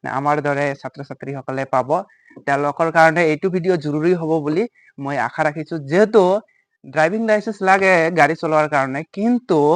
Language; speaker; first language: Assamese; native; Assamese